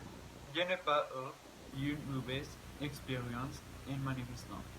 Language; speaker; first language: French; non-native, learner; Spanish